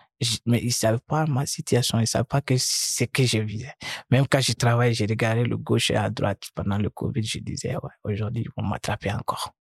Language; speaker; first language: French; non-native, local second language; Fula